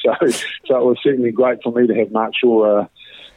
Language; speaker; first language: English; native; English